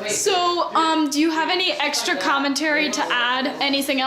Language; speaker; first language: English; native; English